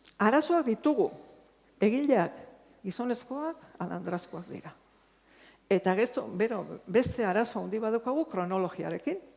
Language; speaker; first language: Basque; native; Basque